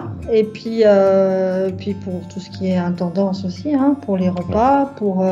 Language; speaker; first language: French; native; French